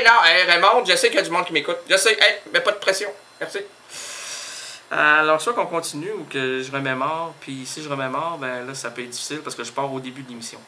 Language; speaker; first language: French; native; French